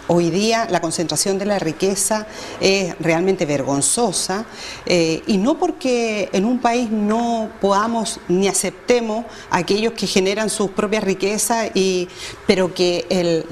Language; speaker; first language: Spanish; native; Spanish